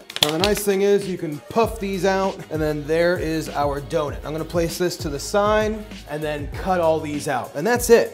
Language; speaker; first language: English; native; English